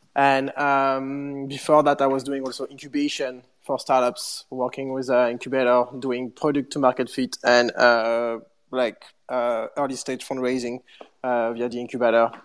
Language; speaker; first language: English; non-native, fluent; French